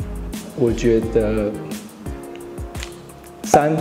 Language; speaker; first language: Chinese; non-native, fluent; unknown